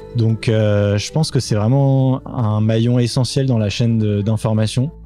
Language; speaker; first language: French; native; French